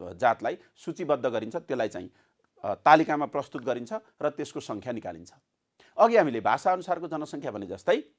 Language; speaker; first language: Nepali; native; Nepali